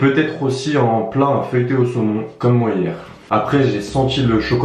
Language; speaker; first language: French; native; French